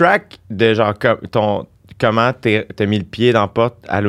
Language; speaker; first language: French; native; French